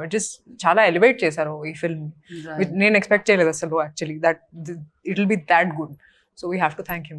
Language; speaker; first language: Telugu; non-native, local second language; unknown